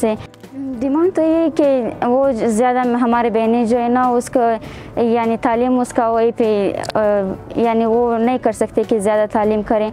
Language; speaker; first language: Hindi; non-native, learner; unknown